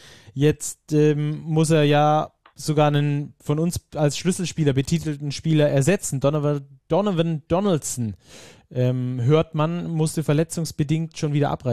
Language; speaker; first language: German; native; German